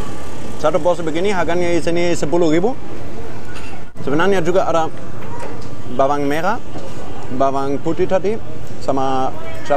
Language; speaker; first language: Indonesian; non-native, fluent; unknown